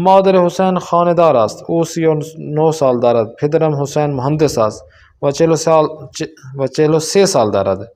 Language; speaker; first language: Persian; non-native, fluent; Urdu